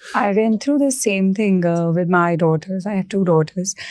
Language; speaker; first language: English; non-native, local second language; Punjabi